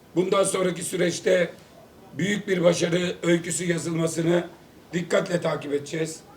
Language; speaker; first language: Turkish; native; Turkish